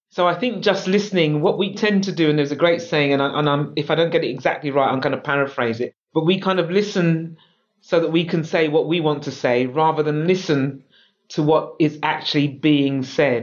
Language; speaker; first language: English; native; English